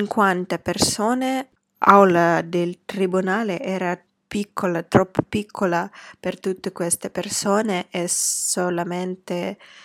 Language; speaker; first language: Italian; non-native, fluent; Russian